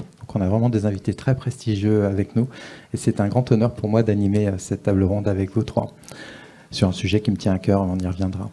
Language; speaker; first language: French; native; French